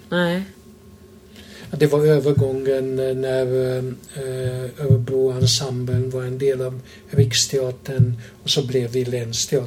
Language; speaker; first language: Swedish; non-native, fluent; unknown